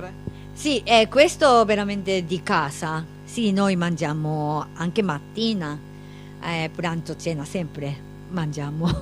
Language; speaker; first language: Italian; non-native, learner; Japanese